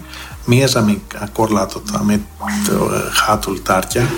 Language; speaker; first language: Hungarian; non-native, learner; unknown